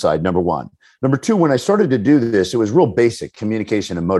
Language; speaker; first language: English; native; English